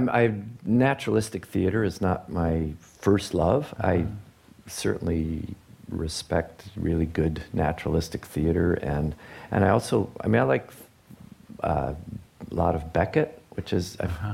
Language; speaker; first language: English; native; English